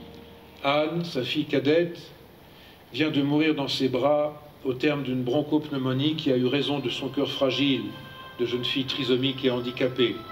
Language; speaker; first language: French; native; French